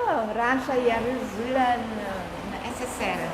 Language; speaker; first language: Russian; non-native, learner; Vietnamese